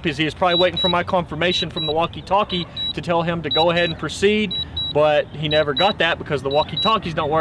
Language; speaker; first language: English; native; English